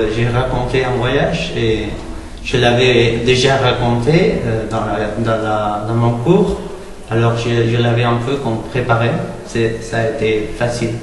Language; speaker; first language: French; non-native, learner; Spanish